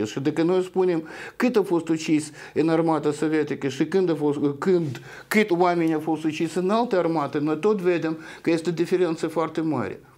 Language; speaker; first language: Romanian; non-native, local second language; Russian